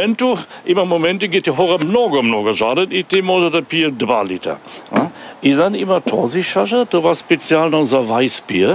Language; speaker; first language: Bulgarian; non-native, learner; German